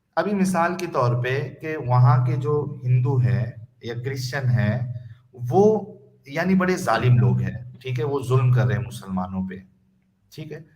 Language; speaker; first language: Urdu; native; Urdu